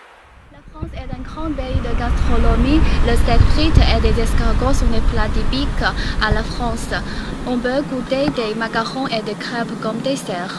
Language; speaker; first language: French; non-native, learner; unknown